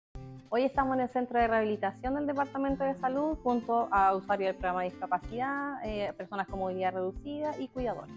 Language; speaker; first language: Spanish; native; Spanish